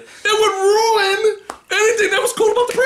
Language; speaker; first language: English; native; English